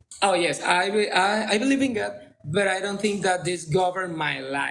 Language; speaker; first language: English; non-native, learner; Spanish